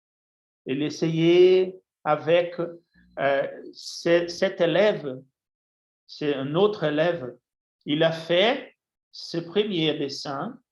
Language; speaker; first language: French; non-native, fluent; Portuguese